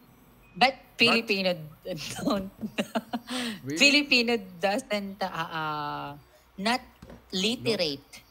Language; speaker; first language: English; non-native, local second language; Filipino